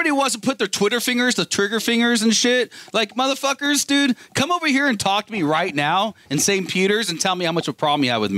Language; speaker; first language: English; native; English